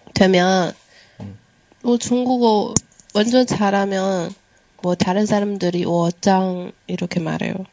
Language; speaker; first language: Korean; non-native, learner; Chinese